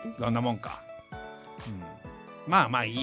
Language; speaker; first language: Japanese; native; Japanese